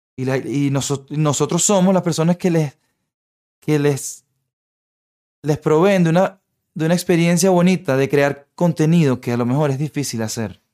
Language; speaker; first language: Spanish; native; Spanish